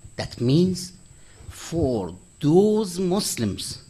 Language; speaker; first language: English; non-native, fluent; Persian